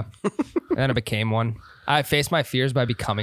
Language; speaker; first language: English; native; English